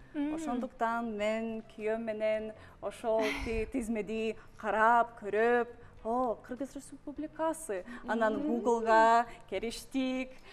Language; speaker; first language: Kyrgyz; non-native, learner; English